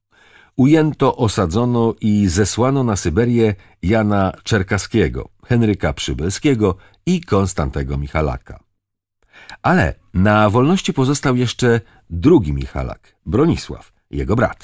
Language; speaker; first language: Polish; native; Polish